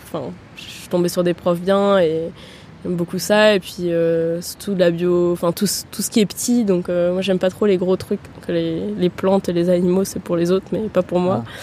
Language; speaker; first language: French; early bilingual, heritage; German